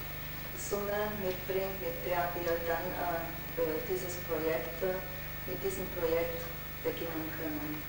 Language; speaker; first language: German; non-native, local second language; Hungarian